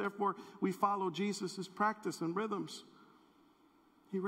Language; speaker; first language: English; native; English